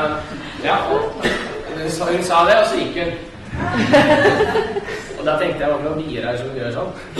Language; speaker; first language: Norwegian; early bilingual, other home language; Russian